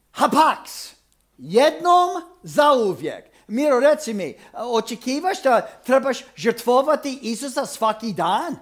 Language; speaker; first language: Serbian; non-native, fluent; English